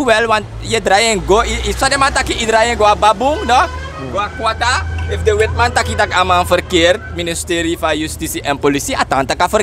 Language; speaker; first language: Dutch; non-native, local second language; Sranan Tongo